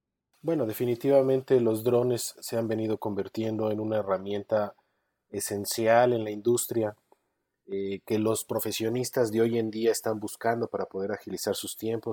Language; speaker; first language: Spanish; native; Spanish